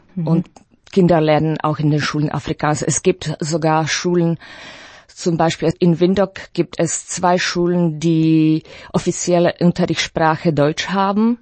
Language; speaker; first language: German; non-native, fluent; Slovak